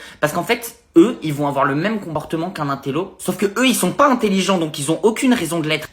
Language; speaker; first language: French; native; French